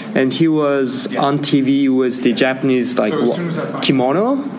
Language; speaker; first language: English; non-native, learner; Japanese